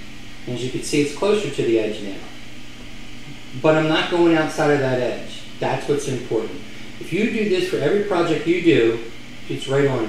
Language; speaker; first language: English; native; English